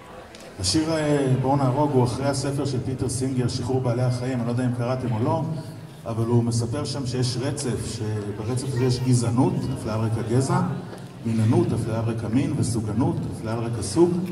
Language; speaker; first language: Hebrew; native; Hebrew